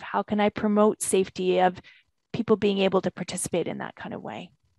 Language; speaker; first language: English; native; English